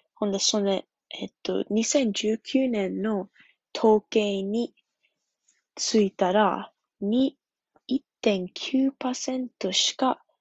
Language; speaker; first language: Japanese; early bilingual, heritage; Japanese